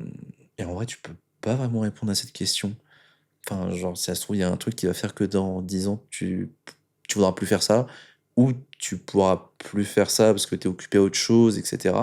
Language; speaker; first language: French; native; French